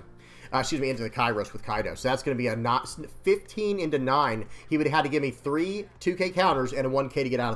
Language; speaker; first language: English; native; English